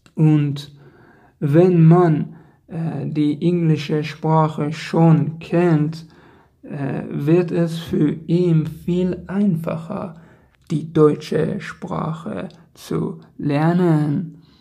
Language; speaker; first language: German; non-native, learner; Persian